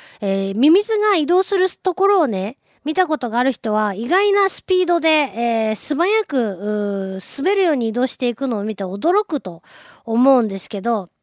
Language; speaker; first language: Japanese; native; Japanese